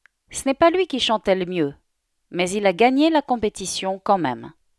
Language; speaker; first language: French; native; French